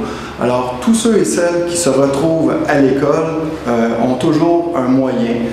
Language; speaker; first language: French; native; French